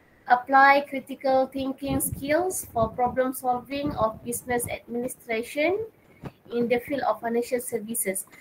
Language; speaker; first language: English; non-native, local second language; Malay